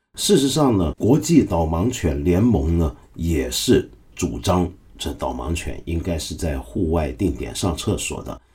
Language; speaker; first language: Chinese; non-native, local second language; Cantonese